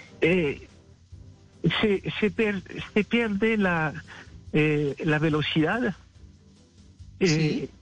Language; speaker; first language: Spanish; non-native, fluent; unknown